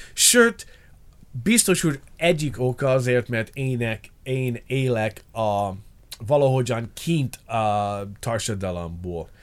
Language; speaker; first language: Hungarian; non-native, learner; English